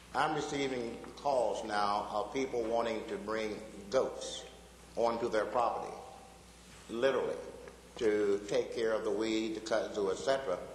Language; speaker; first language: English; native; English